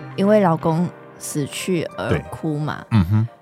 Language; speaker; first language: Chinese; non-native, fluent; Vietnamese